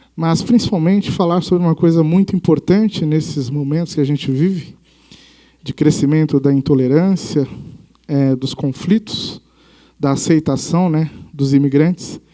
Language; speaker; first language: Portuguese; native; Portuguese